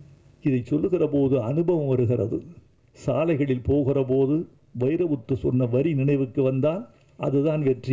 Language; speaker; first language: Tamil; native; Tamil